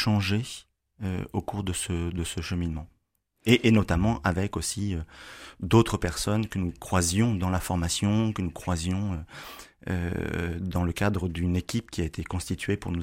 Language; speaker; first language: French; native; French